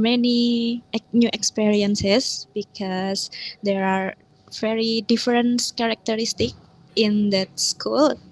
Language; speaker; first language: English; non-native, learner; Indonesian